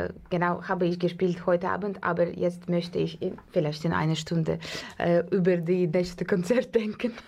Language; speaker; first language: German; non-native, fluent; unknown